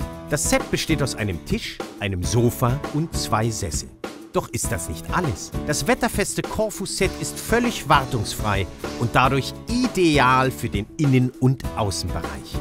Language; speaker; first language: German; native; German